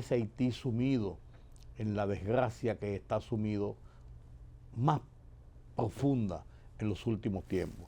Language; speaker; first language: Spanish; native; Spanish